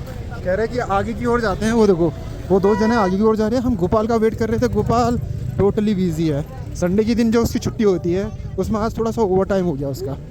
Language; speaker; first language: Hindi; native; Hindi